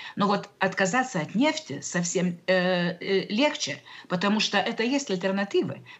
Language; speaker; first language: Russian; non-native, local second language; Lithuanian